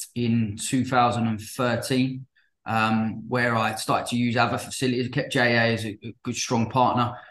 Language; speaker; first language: English; native; English